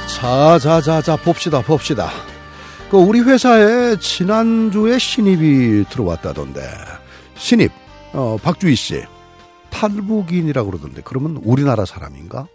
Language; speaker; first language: Korean; native; Korean